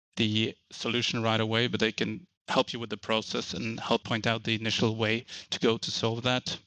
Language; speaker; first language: English; non-native, fluent; Norwegian